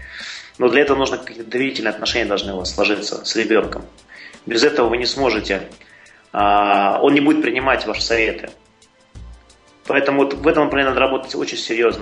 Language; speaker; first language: Russian; native; Russian